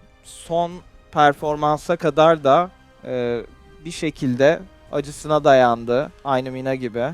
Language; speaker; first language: Turkish; native; Turkish